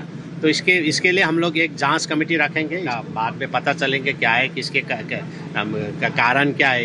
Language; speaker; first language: Hindi; non-native, local second language; Nepali